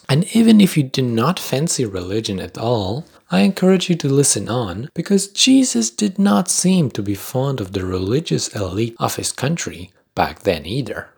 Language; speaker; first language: English; non-native, fluent; Polish